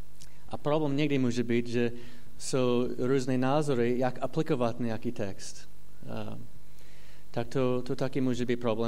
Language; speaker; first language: Czech; non-native, fluent; English